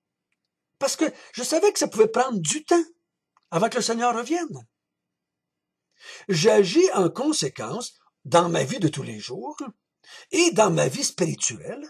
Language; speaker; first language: French; native; French